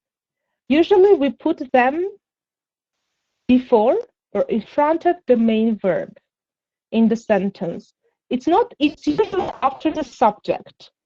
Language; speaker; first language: English; non-native, fluent; Armenian